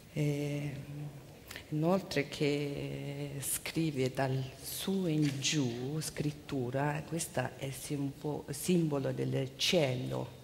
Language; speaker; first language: Italian; non-native, learner; Mongolian